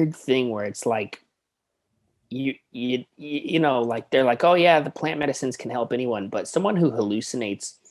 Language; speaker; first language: English; native; English